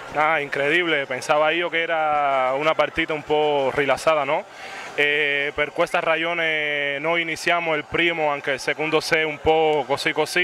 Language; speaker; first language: Italian; non-native, learner; Spanish